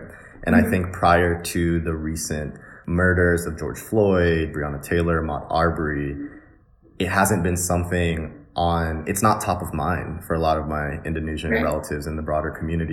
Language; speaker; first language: English; native; English